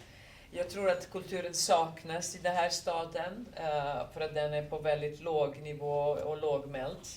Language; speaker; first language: Swedish; non-native, fluent; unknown